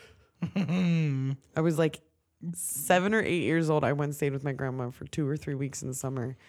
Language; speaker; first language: English; native; English